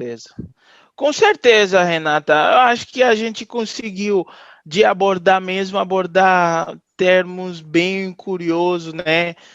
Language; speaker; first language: Portuguese; non-native, fluent; Haitian Creole